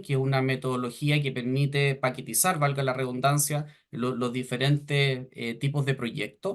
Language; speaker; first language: Spanish; native; Spanish